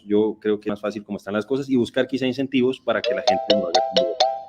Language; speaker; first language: Spanish; native; Spanish